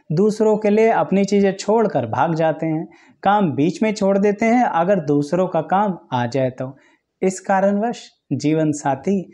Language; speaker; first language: Hindi; native; Hindi